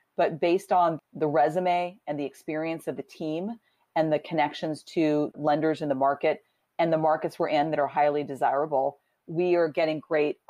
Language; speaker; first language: English; native; English